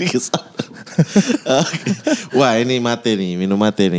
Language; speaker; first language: Indonesian; native; Indonesian